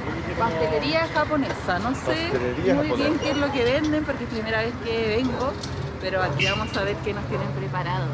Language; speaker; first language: Spanish; native; Spanish